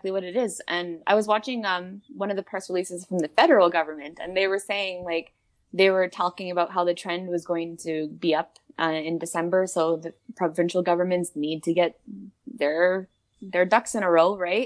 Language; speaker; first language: English; native; English